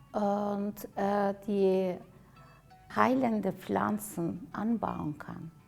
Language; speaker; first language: German; non-native, learner; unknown